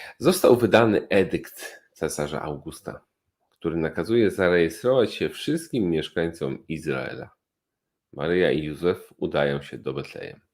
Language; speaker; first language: Polish; native; Polish